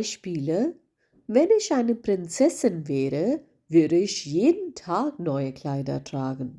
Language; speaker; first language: German; non-native, fluent; Hindi